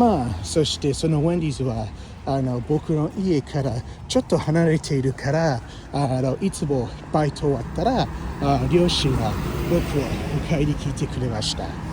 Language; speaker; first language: Japanese; non-native, fluent; English